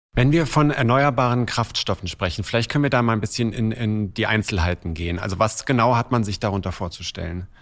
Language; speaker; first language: German; native; German